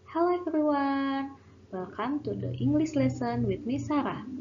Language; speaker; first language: English; non-native, fluent; Indonesian